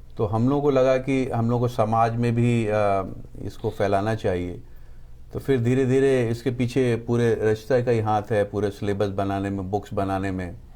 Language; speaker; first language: Hindi; native; Hindi